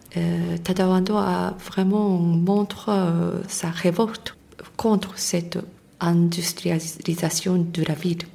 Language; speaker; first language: French; non-native, fluent; Japanese